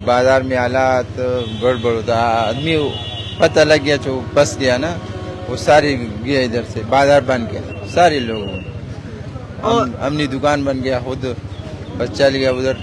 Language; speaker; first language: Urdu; non-native, local second language; Pashto